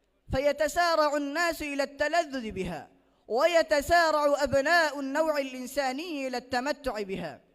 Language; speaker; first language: Arabic; non-native, learner; Bangla